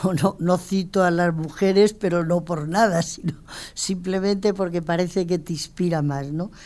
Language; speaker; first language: Spanish; native; Spanish